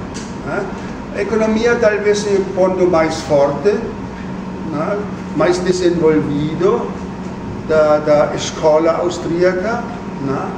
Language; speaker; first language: Portuguese; non-native, fluent; German